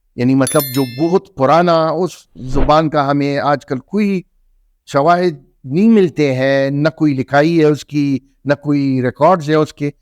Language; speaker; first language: Urdu; non-native, local second language; Northern Hindko